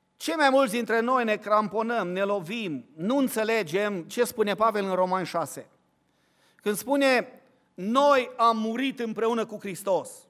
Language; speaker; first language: Romanian; native; Romanian